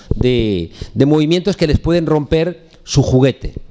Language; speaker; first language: Spanish; native; Spanish